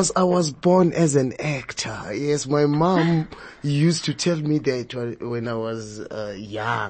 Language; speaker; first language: English; non-native, local second language; Zulu